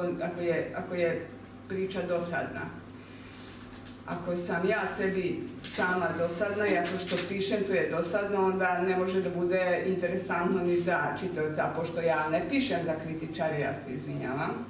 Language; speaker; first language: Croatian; non-native, local second language; Hungarian